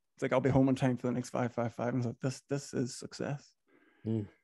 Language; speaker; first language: English; native; English